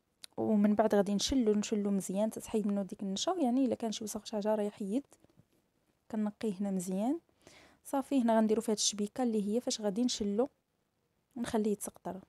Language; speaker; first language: Arabic; native; Arabic